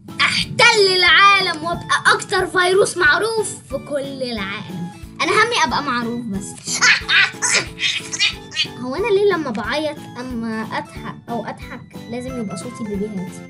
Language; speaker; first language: Arabic; native; Arabic